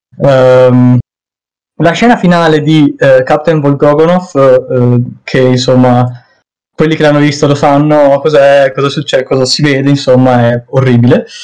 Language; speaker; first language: Italian; native; Italian